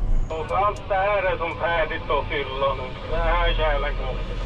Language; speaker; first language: Swedish; native; Swedish